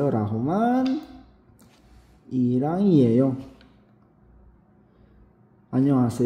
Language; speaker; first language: Korean; non-native, fluent; Filipino